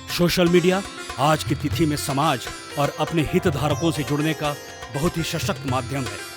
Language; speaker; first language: Hindi; native; Hindi